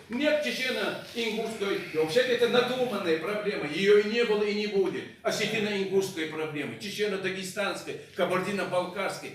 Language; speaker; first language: Russian; non-native, local second language; Chechen